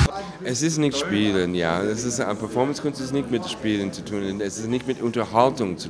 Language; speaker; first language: German; non-native, fluent; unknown